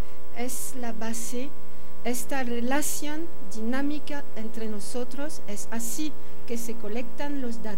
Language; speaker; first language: Spanish; non-native, fluent; French